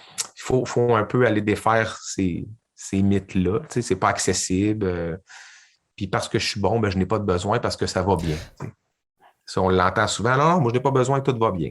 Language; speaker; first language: French; native; French